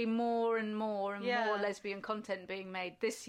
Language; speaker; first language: English; native; English